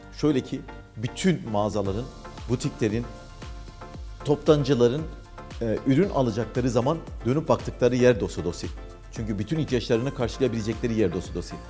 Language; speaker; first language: Turkish; native; Turkish